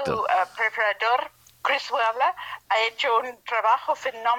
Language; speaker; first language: Spanish; non-native, fluent; English